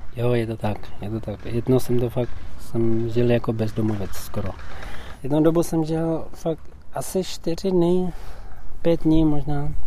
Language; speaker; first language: Czech; non-native, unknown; Tibetan